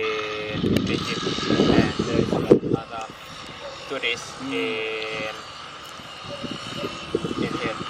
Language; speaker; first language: English; non-native, learner; Indonesian